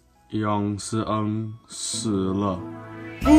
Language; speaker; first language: Chinese; non-native, learner; English